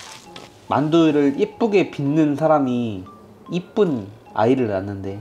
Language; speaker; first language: Korean; native; Korean